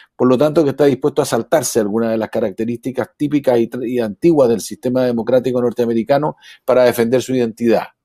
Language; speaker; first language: Spanish; native; Spanish